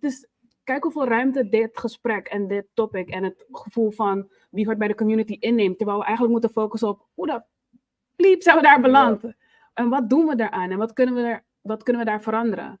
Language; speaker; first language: Dutch; native; Dutch